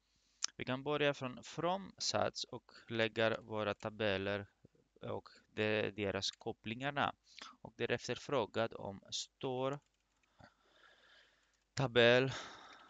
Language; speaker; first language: Swedish; non-native, fluent; Greek